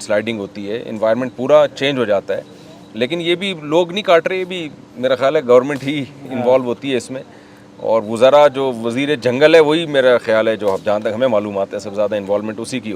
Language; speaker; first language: Urdu; native; Urdu